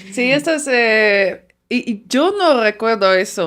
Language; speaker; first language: Spanish; non-native, fluent; Dutch